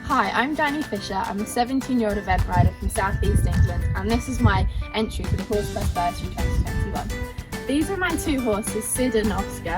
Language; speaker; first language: English; native; English